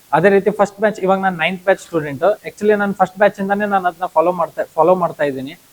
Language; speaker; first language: Kannada; native; Kannada